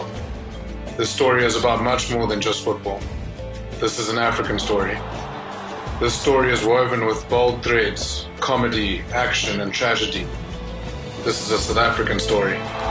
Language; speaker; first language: English; native; English